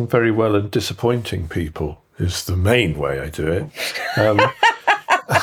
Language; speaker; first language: English; native; English